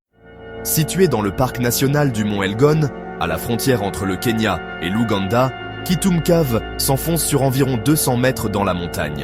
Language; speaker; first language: French; native; French